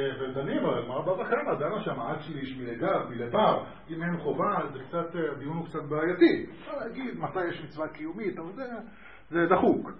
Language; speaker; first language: Hebrew; native; Hebrew